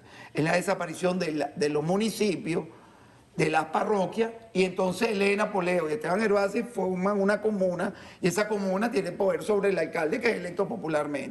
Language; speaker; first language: Spanish; native; Spanish